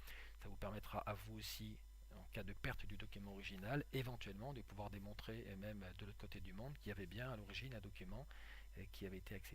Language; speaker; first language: French; native; French